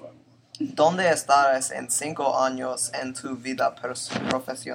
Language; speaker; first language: Spanish; non-native, learner; English